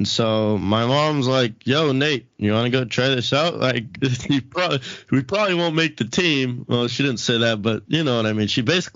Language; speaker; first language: English; native; English